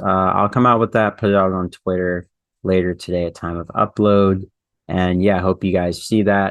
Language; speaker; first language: English; native; English